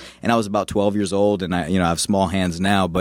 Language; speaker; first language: English; native; English